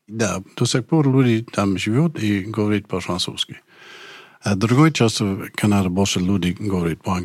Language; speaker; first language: Russian; non-native, learner; English